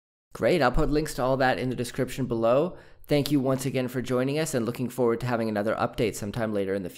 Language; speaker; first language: English; native; English